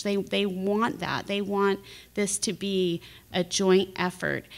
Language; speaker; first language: English; native; English